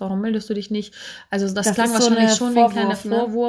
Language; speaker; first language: German; native; German